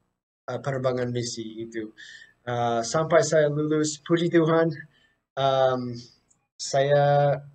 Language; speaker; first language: Indonesian; non-native, fluent; English